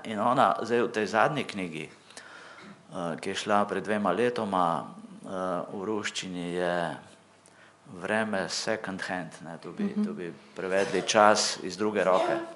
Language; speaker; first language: Slovenian; native; Slovenian